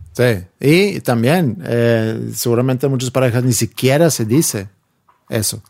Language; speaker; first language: Spanish; non-native, fluent; Swedish